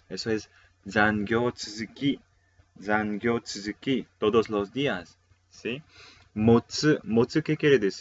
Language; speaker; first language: Spanish; non-native, fluent; Korean